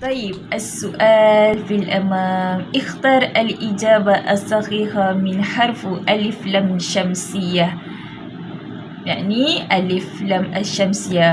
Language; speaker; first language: Arabic; non-native, learner; Malay